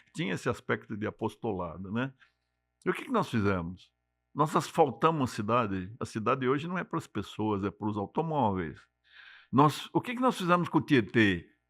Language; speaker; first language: Portuguese; native; Portuguese